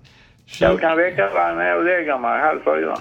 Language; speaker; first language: Swedish; native; Swedish